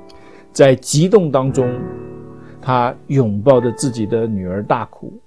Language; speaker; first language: Chinese; native; Chinese